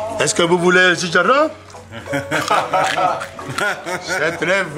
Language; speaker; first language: French; non-native, learner; Spanish